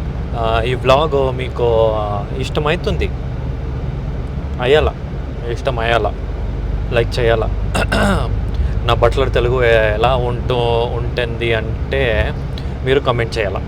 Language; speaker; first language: Telugu; non-native, learner; Kannada